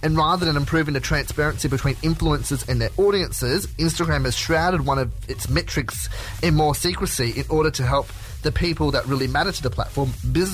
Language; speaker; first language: English; native; English